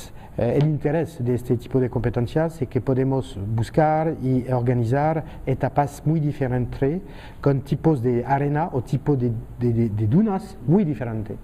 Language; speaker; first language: Spanish; non-native, fluent; French